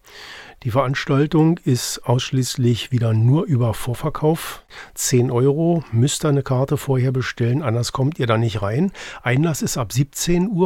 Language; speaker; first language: German; native; German